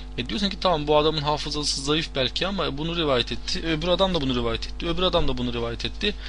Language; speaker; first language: Turkish; non-native, fluent; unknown